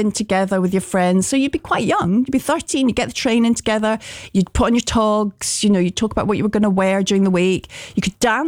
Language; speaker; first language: English; native; English